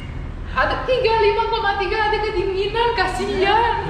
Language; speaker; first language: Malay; non-native, fluent; English